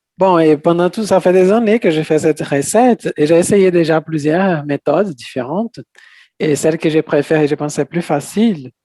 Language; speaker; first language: French; non-native, fluent; Portuguese